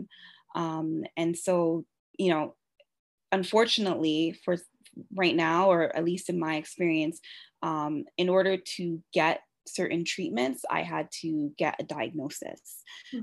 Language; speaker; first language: English; native; English